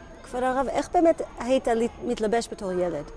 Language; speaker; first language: Hebrew; native; Hebrew